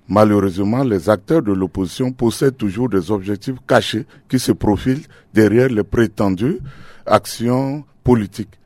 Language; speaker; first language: French; non-native, local second language; Sango